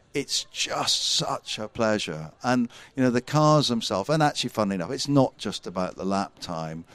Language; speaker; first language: English; native; English